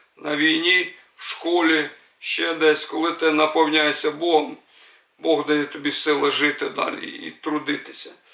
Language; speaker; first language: Ukrainian; native; Ukrainian